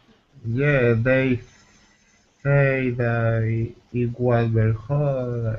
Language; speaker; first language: English; non-native, learner; Spanish